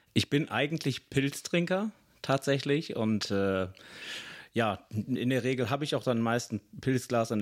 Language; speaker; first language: German; native; German